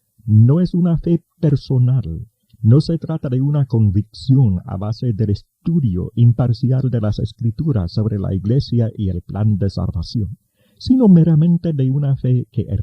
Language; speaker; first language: Spanish; native; Spanish